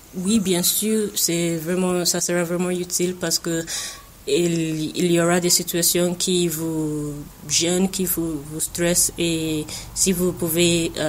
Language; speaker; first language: French; non-native, fluent; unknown